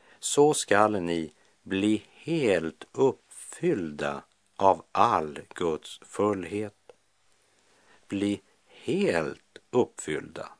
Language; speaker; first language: Swedish; native; Swedish